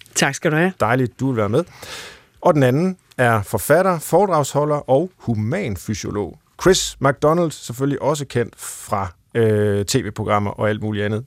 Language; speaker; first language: Danish; native; Danish